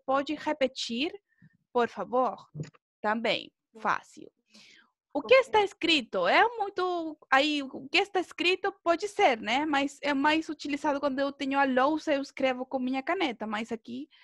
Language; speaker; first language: Portuguese; non-native, fluent; Spanish